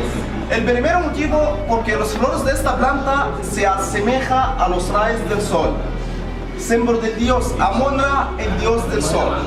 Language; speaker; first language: Spanish; non-native, learner; Arabic